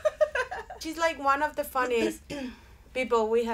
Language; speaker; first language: English; non-native, fluent; Spanish